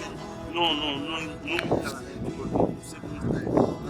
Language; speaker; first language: Spanish; non-native, learner; Haitian Creole